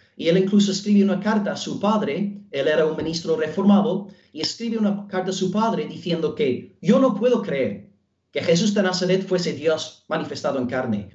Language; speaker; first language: Spanish; non-native, fluent; English